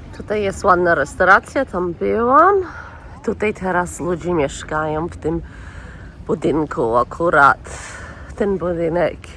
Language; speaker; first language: Polish; early bilingual, heritage; Polish